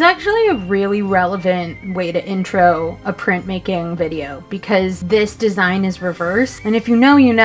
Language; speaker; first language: English; native; English